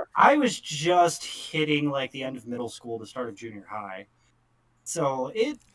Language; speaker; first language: English; native; English